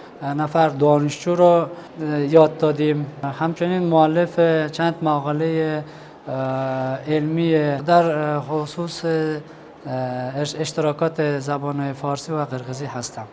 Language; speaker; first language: Persian; non-native, fluent; Kyrgyz